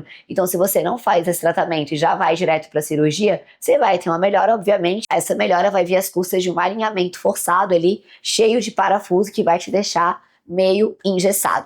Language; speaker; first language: Portuguese; native; Portuguese